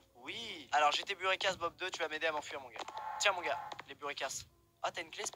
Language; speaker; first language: French; native; French